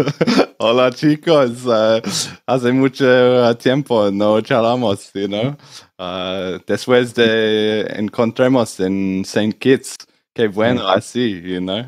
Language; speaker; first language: Spanish; non-native, learner; English